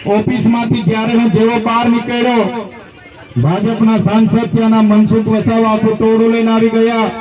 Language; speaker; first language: Gujarati; non-native, local second language; Vasavi